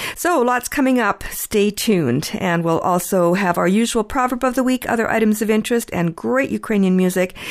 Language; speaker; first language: English; early bilingual, other home language; Ukrainian